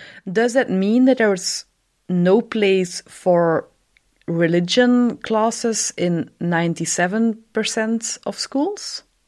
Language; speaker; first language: English; non-native, fluent; Dutch